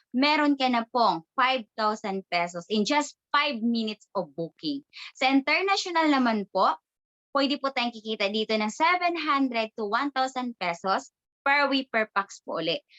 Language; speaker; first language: Filipino; non-native, local second language; Cebuano